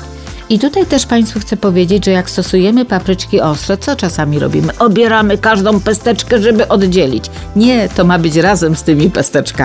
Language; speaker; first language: Polish; native; Polish